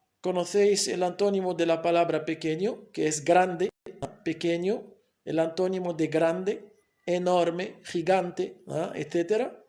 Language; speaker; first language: Spanish; non-native, fluent; Arabic